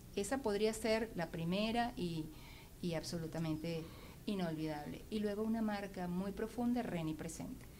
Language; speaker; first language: Spanish; native; Spanish